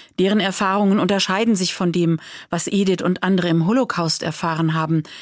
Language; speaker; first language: German; native; German